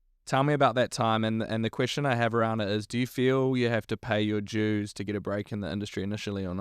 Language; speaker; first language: English; native; English